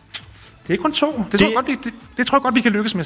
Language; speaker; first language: Danish; native; Danish